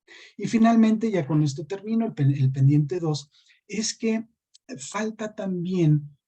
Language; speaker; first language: Spanish; native; Spanish